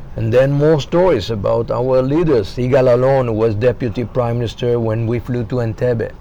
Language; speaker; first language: English; non-native, fluent; Hebrew